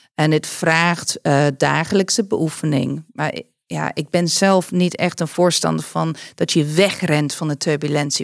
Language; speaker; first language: Dutch; non-native, fluent; English